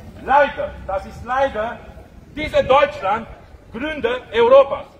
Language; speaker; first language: German; non-native, fluent; Romanian